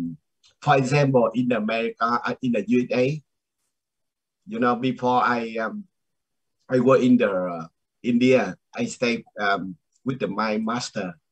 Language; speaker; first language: English; non-native, learner; Vietnamese